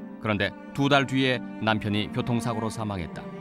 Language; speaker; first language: Korean; native; Korean